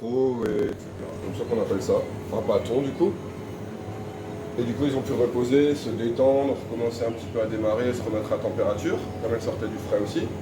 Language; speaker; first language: French; native; French